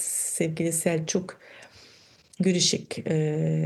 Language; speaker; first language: Turkish; non-native, fluent; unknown